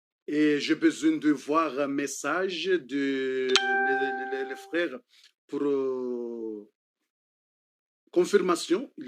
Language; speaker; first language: French; non-native, learner; Comorian